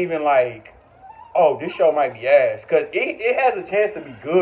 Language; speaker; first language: English; native; English